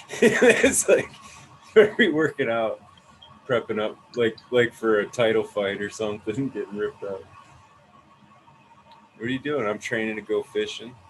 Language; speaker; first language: English; native; English